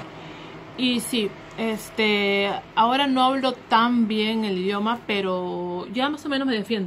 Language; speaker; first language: Spanish; native; Spanish